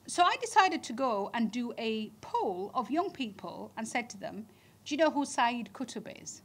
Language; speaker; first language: English; native; English